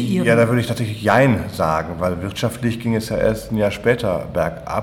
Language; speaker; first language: German; native; German